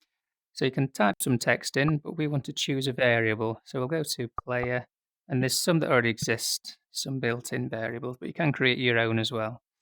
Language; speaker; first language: English; native; English